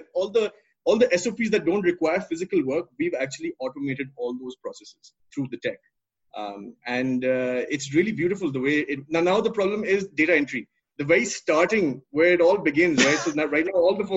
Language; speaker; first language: English; non-native, local second language; Urdu